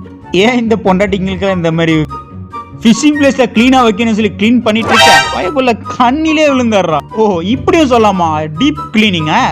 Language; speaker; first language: Tamil; native; Tamil